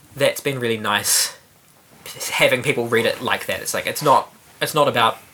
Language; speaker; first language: English; native; English